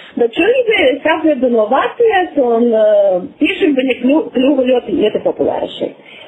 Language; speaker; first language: Latvian; non-native, local second language; Russian